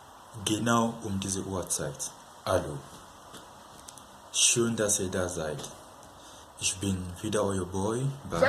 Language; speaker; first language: German; non-native, fluent; Yoruba